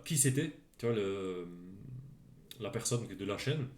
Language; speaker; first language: French; native; French